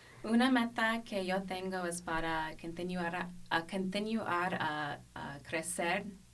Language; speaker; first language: Spanish; non-native, learner; English